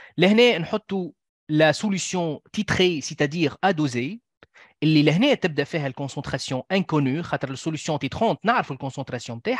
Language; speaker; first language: French; non-native, local second language; Arabic